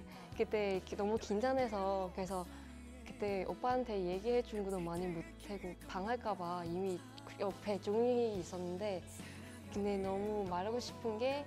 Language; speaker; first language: Korean; non-native, fluent; Cantonese